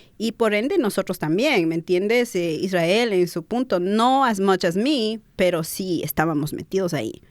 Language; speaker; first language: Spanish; native; Spanish